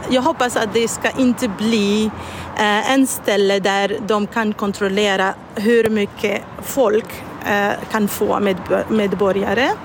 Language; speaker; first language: Swedish; non-native, fluent; Arabic